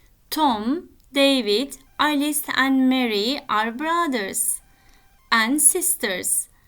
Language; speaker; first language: English; non-native, fluent; Turkish